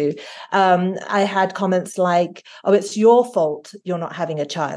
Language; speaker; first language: English; native; English